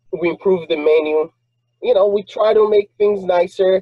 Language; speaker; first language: English; non-native, fluent; Portuguese